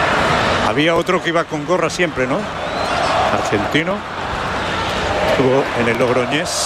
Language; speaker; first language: Spanish; native; Spanish